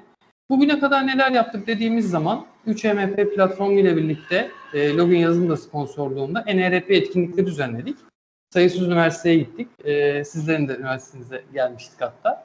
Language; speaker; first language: Turkish; native; Turkish